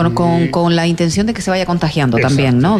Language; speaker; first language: Spanish; native; Spanish